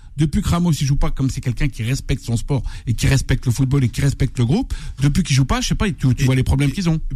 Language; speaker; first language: French; native; French